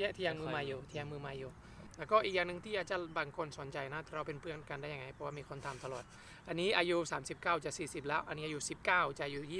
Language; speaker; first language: Thai; non-native, fluent; Spanish